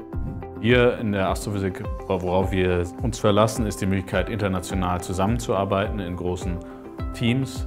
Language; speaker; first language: German; native; German